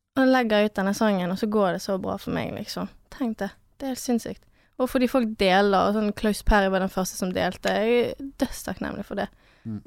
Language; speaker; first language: Norwegian; early bilingual, other home language; French